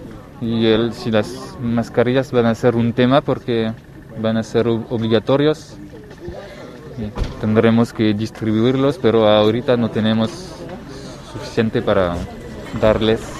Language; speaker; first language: Spanish; non-native, fluent; French